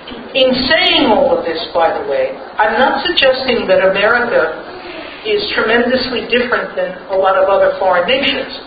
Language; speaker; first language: English; native; English